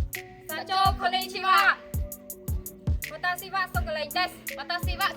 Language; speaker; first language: Japanese; non-native, learner; Khmer